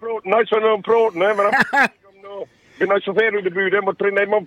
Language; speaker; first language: Dutch; native; Dutch